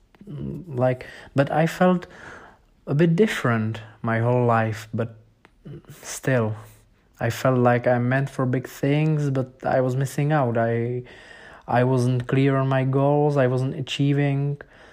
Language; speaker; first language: English; non-native, fluent; Czech